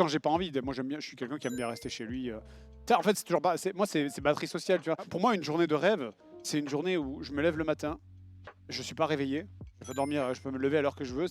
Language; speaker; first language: French; native; French